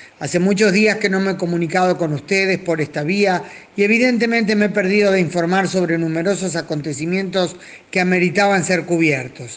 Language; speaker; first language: Spanish; native; Spanish